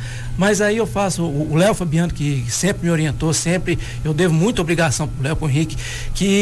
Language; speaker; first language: Portuguese; native; Portuguese